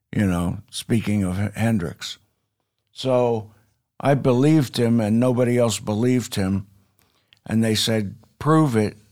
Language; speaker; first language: English; native; English